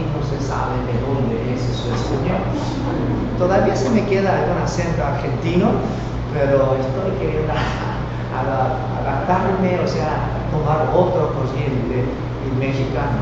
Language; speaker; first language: Spanish; non-native, fluent; Korean